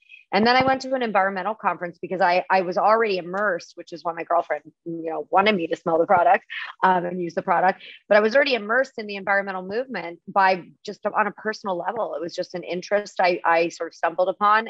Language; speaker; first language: English; native; English